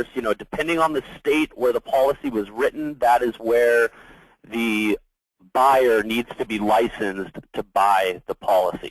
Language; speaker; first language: English; native; English